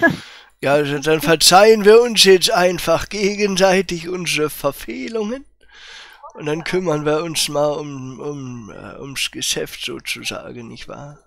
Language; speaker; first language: German; native; German